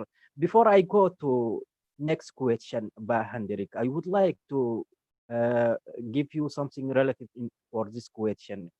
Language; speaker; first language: English; non-native, learner; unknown